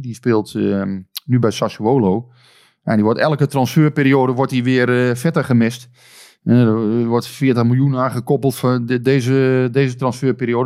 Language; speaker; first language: Dutch; native; Dutch